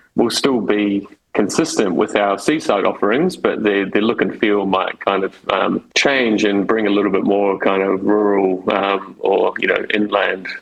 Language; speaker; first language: English; native; English